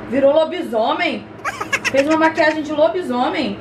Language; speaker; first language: Portuguese; native; Portuguese